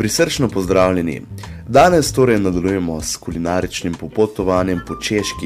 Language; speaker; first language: Slovenian; native; Slovenian